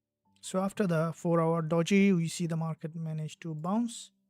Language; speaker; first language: English; non-native, fluent; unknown